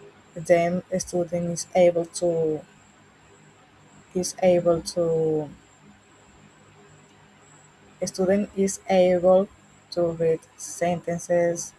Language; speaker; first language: English; non-native, learner; Spanish